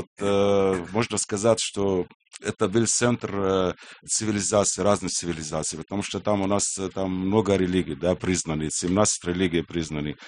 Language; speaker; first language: Russian; non-native, fluent; Arabic